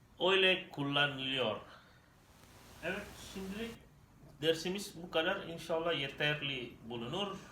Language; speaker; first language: Turkish; non-native, learner; Indonesian